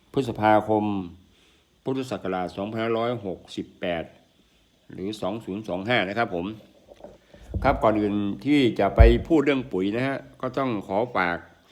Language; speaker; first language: Thai; non-native, local second language; Northeastern Thai